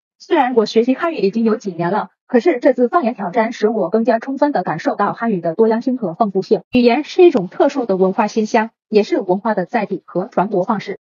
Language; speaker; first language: Chinese; non-native, fluent; Vietnamese